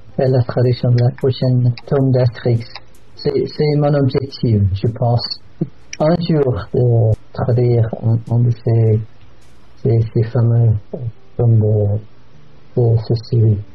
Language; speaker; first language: French; non-native, fluent; English